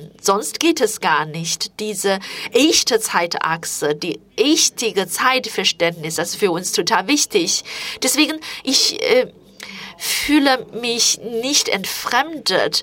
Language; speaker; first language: German; non-native, fluent; Chinese